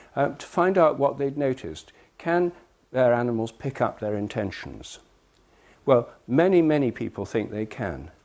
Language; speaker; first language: English; native; English